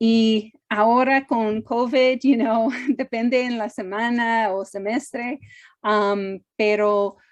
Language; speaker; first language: Spanish; non-native, fluent; English